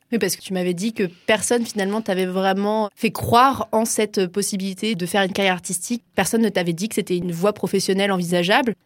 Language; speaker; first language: French; native; French